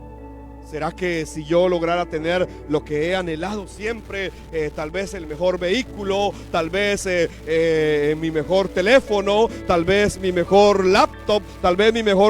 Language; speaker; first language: Spanish; native; Spanish